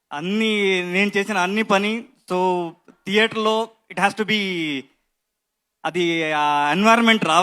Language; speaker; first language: Telugu; non-native, learner; Kannada